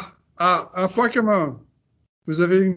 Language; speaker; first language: French; non-native, fluent; Dutch